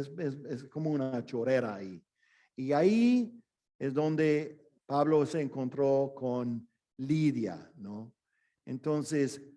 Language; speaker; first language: Spanish; non-native, fluent; English